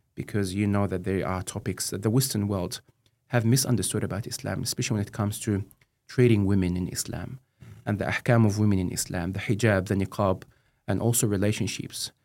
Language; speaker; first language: English; non-native, fluent; Arabic